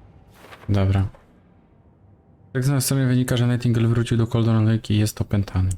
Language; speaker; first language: Polish; native; Polish